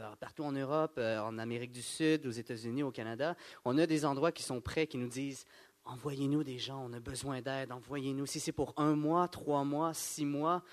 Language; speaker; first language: French; native; French